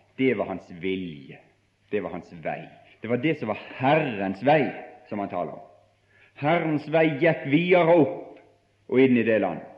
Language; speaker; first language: Norwegian; native; Norwegian